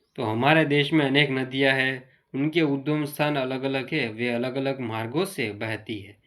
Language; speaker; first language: Hindi; non-native, local second language; Gujarati